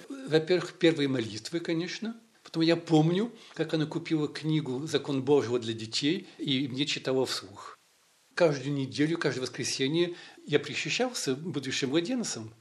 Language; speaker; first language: Russian; early bilingual, heritage; Russian